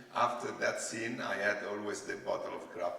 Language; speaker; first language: English; non-native, learner; Italian